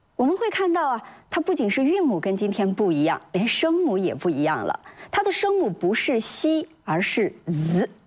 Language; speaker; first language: Chinese; native; Chinese